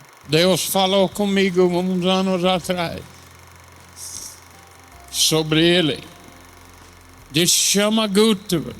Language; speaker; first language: Portuguese; non-native, fluent; English